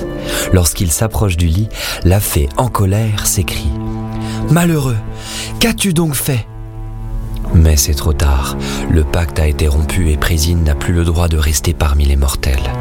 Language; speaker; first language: French; native; French